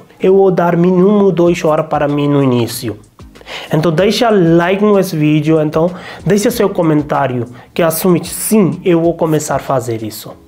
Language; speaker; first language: Portuguese; non-native, learner; Hindi